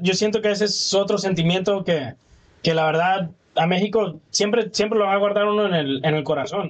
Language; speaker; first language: Spanish; early bilingual, other home language; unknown